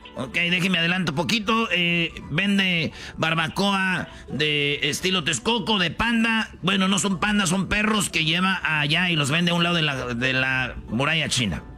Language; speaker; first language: Spanish; native; Spanish